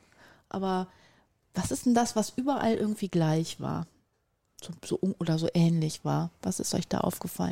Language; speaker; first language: German; native; German